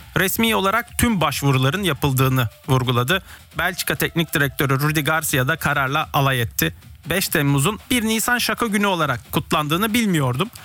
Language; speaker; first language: Turkish; early bilingual, heritage; Turkish